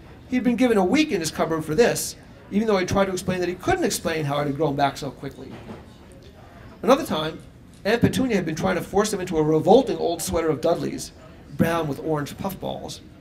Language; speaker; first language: English; native; English